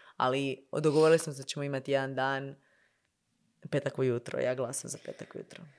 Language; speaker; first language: Croatian; native; Croatian